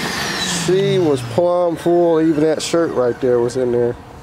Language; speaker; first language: English; native; English